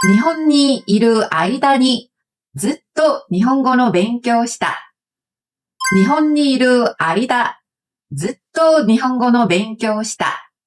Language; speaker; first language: Japanese; non-native, fluent; Korean